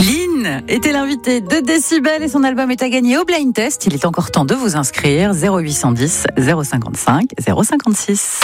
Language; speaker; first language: French; native; French